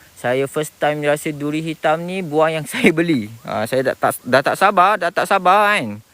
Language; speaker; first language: Malay; native; Malay